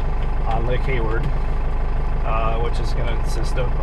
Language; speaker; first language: English; native; English